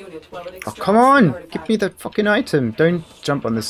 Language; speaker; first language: English; non-native, fluent; German